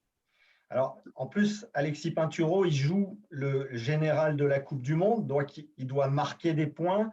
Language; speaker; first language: French; native; French